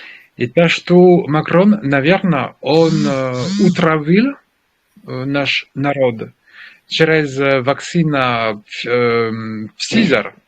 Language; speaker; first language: Russian; non-native, learner; French